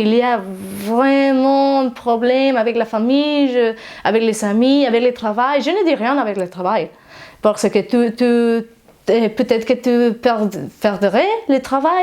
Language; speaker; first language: French; non-native, learner; Spanish